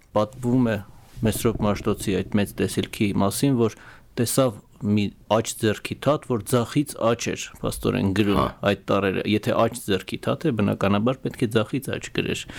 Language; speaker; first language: Armenian; native; Armenian